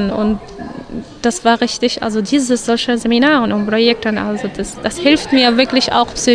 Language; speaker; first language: German; non-native, fluent; Arabic